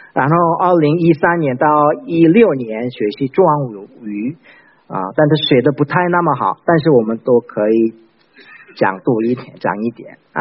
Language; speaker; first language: Chinese; non-native, fluent; Korean